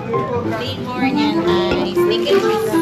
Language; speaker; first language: Filipino; native; Filipino